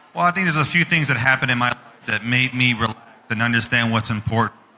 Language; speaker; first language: English; native; English